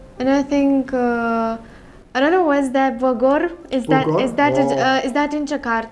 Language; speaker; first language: English; non-native, learner; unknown